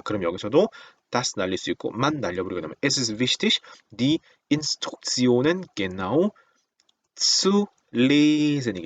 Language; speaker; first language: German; non-native, fluent; Korean